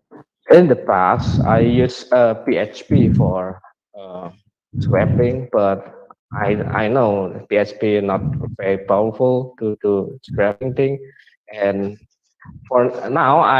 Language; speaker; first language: English; non-native, learner; Indonesian